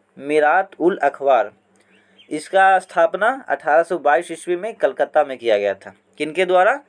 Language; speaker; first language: Hindi; native; Hindi